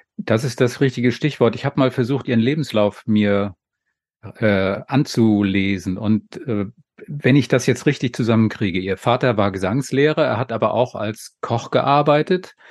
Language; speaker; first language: German; native; German